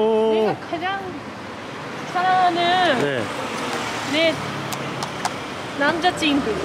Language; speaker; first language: Korean; non-native, learner; Japanese